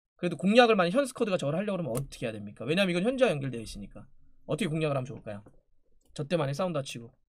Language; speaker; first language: Korean; native; Korean